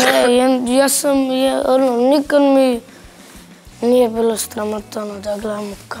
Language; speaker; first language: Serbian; non-native, local second language; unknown